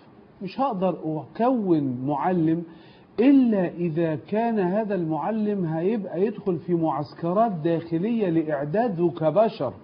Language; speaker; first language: Arabic; native; Arabic